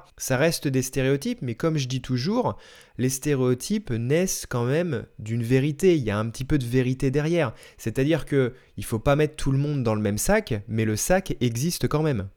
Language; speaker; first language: French; native; French